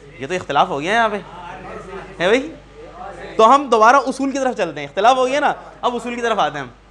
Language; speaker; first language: Urdu; native; Urdu